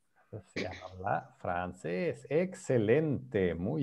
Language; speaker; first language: Spanish; non-native, fluent; English